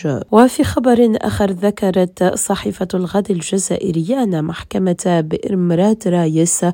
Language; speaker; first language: Arabic; native; Arabic